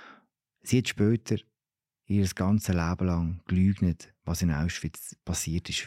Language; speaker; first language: German; native; German